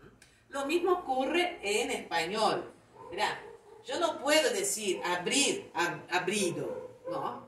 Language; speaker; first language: Spanish; non-native, fluent; Portuguese